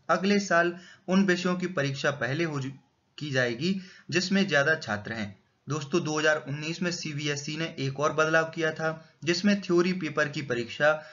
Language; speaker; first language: Hindi; native; Hindi